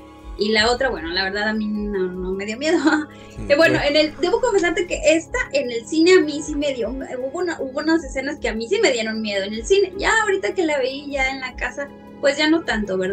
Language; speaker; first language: Spanish; native; Spanish